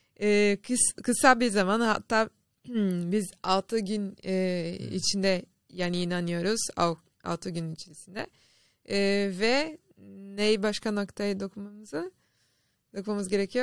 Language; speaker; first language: Turkish; non-native, learner; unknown